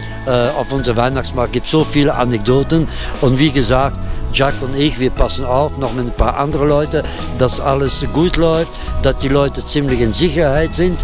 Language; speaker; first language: German; non-native, fluent; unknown